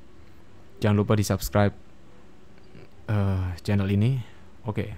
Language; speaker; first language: Indonesian; native; Indonesian